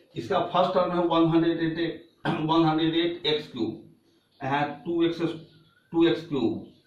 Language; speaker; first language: Hindi; native; Hindi